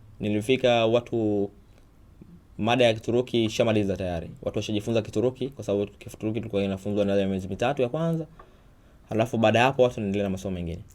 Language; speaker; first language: Swahili; native; Swahili